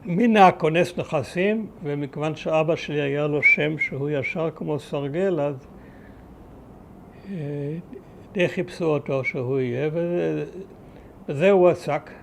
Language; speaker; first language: Hebrew; early bilingual, other home language; German